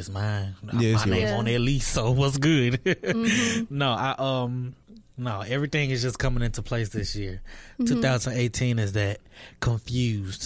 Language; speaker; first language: English; native; English